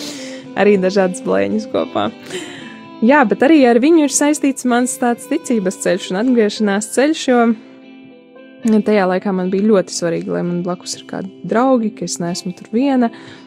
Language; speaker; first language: Latvian; native; Latvian